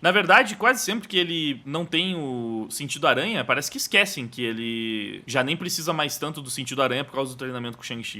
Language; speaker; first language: Portuguese; native; Portuguese